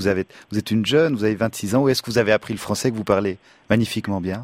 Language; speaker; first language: French; native; French